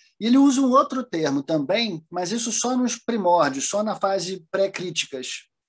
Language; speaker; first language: Portuguese; early bilingual, other home language; German